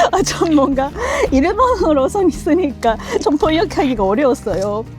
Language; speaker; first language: Korean; non-native, fluent; Japanese